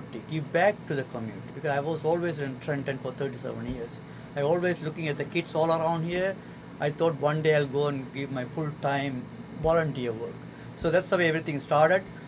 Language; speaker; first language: English; non-native, local second language; Tamil